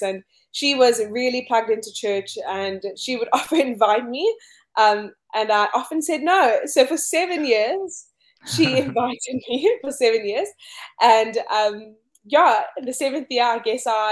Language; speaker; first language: English; native; English